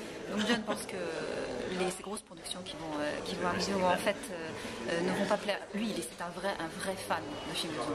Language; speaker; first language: French; native; French